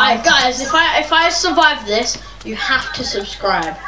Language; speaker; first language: English; native; English